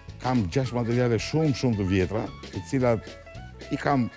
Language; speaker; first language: Albanian; native; Albanian